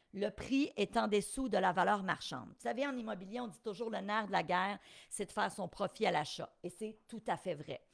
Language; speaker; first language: French; native; French